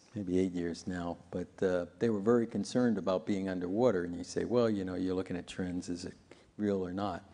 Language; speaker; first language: English; native; English